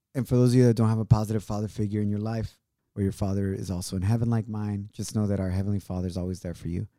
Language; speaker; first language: English; early bilingual, other home language; Spanish